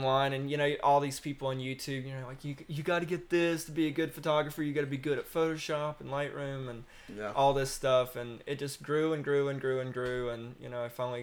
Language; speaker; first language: English; native; English